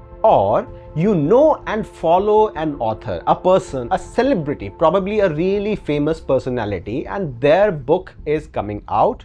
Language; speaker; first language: English; non-native, local second language; Hindi